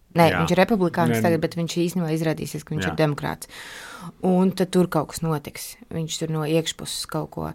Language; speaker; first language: Latvian; native; Latvian